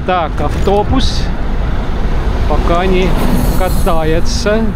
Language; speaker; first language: Russian; non-native, local second language; Estonian